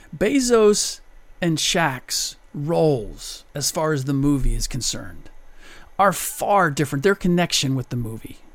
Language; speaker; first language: English; early bilingual, other home language; German